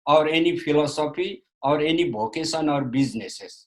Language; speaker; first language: English; non-native, local second language; Nepali